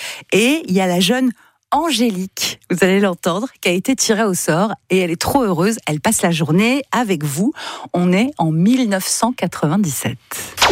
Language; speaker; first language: French; native; French